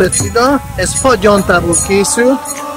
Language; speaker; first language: Hungarian; non-native, fluent; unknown